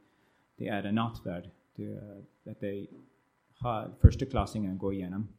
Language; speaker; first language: Norwegian; non-native, learner; English